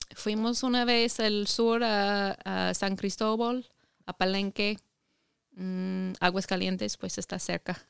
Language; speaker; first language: Spanish; non-native, fluent; English